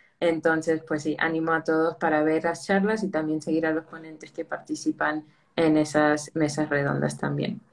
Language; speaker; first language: Spanish; early bilingual, heritage; Spanish